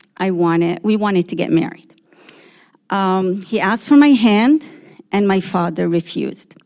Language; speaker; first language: English; early bilingual, other home language; Arabic